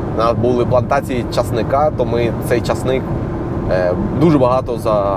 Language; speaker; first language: Ukrainian; non-native, local second language; Russian